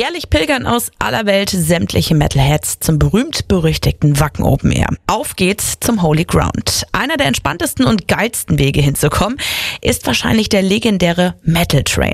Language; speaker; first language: German; native; German